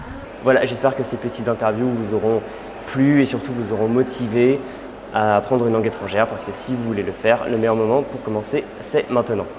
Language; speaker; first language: French; native; French